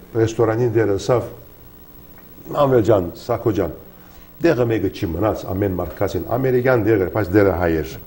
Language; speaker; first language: Armenian; early bilingual, heritage; Armenian